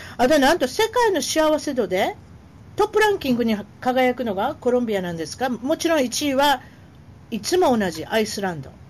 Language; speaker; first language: Japanese; native; Japanese